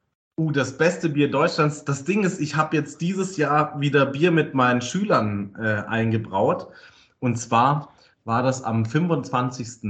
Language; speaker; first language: German; native; German